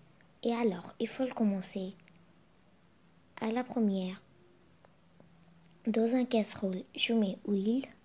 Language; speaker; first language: French; non-native, learner; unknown